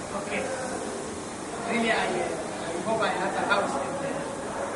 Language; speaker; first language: English; non-native, learner; Arabic